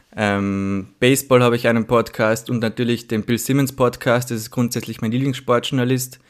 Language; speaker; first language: German; native; German